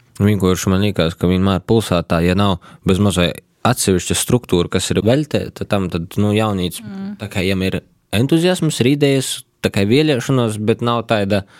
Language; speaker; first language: Latvian; native; Latvian